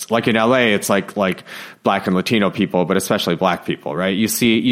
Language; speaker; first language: English; native; English